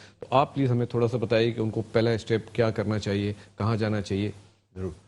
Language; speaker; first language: Urdu; native; Urdu